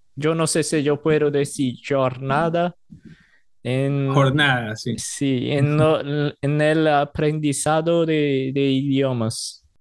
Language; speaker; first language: Portuguese; native; Portuguese